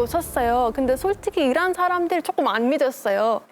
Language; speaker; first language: Korean; non-native, fluent; Persian